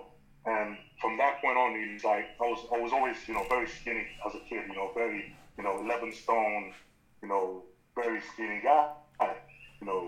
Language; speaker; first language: English; non-native, local second language; Yoruba